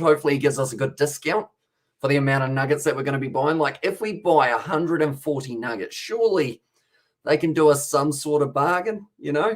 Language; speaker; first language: English; native; English